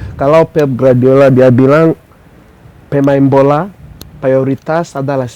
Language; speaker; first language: Indonesian; non-native, fluent; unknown